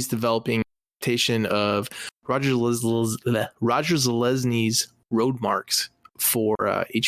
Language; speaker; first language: English; native; English